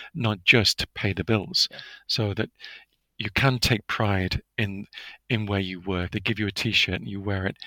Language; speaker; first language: English; native; English